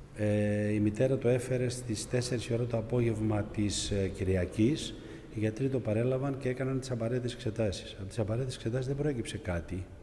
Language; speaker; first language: Greek; native; Greek